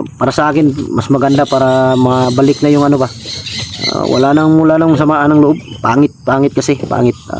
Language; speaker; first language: Filipino; non-native, local second language; Cebuano